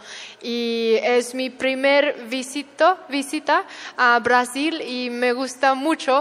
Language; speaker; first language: Spanish; non-native, learner; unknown